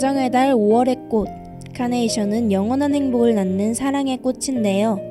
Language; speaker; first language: Korean; native; Korean